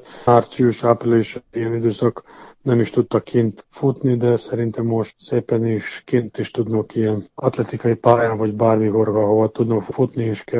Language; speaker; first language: Hungarian; non-native, fluent; Serbian